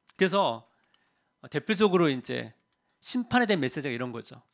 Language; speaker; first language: Korean; native; Korean